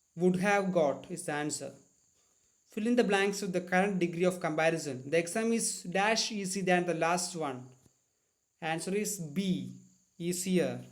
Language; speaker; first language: English; non-native, local second language; Malayalam